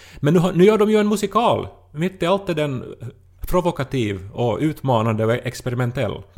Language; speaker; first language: Swedish; native; Swedish